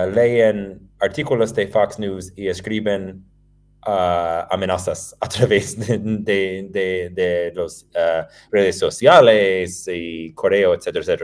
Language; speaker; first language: Spanish; non-native, fluent; English